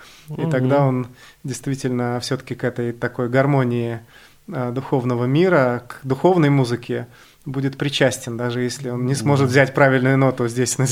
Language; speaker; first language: Russian; native; Russian